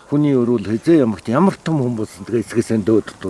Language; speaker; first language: Mongolian; native; Mongolian